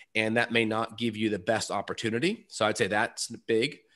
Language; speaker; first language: English; native; English